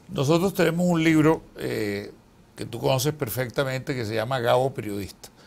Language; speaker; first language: Spanish; native; Spanish